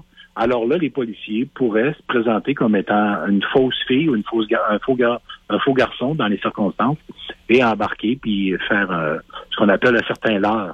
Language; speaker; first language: French; native; French